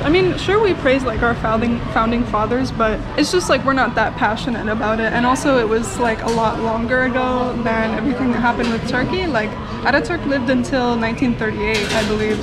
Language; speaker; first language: English; native; English